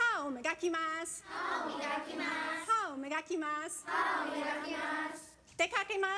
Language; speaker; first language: Japanese; non-native, fluent; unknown